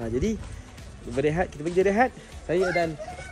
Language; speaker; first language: Malay; native; Malay